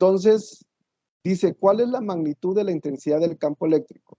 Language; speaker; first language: Spanish; native; Spanish